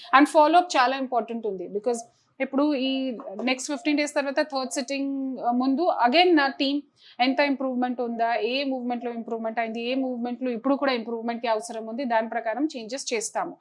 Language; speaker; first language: Telugu; non-native, fluent; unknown